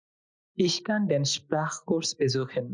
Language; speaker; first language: German; non-native, fluent; Bangla